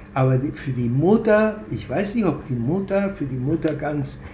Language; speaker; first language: German; non-native, fluent; Spanish